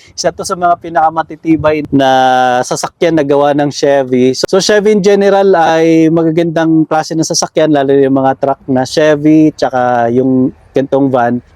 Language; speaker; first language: Filipino; native; Filipino